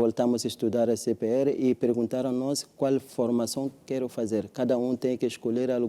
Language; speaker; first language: Portuguese; non-native, learner; French